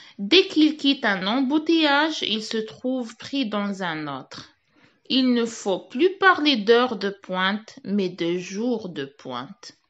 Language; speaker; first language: French; non-native, local second language; Arabic